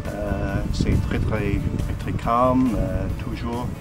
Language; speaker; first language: French; non-native, learner; English